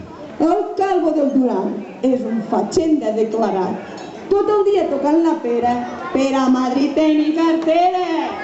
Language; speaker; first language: Catalan; native; Catalan